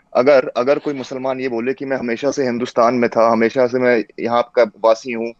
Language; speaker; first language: Hindi; native; Hindi